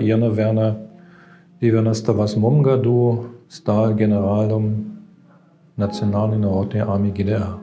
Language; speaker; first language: Russian; non-native, fluent; German